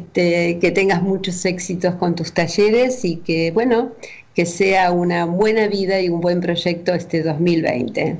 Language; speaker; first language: Spanish; native; Spanish